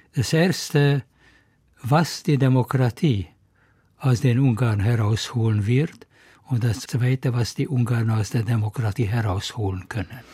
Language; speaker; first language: German; non-native, fluent; Hungarian